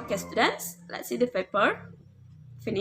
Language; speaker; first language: English; non-native, learner; Indonesian